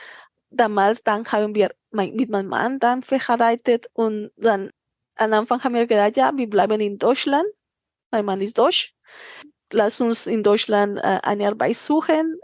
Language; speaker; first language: German; non-native, fluent; Spanish